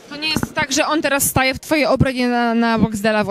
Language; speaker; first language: Polish; native; Polish